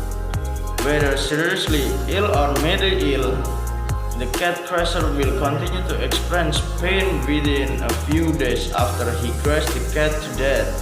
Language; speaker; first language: English; non-native, learner; Indonesian